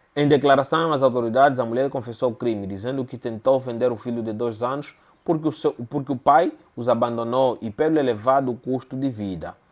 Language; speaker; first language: Portuguese; native; Portuguese